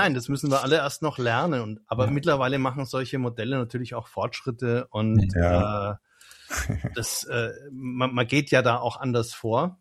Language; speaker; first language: German; native; German